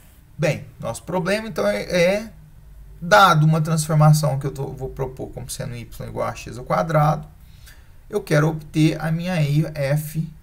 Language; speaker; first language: Portuguese; native; Portuguese